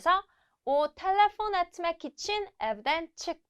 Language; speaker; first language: Turkish; non-native, fluent; Korean